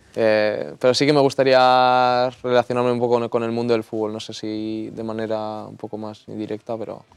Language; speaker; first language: Spanish; native; Spanish